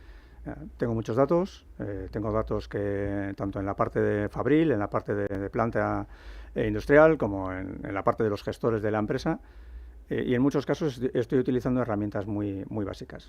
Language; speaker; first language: Spanish; native; Spanish